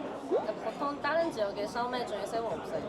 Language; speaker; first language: Korean; non-native, learner; Chinese